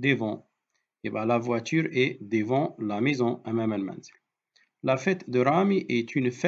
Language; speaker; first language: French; non-native, fluent; Arabic